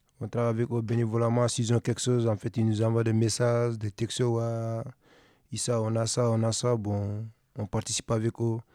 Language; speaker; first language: French; non-native, local second language; Wolof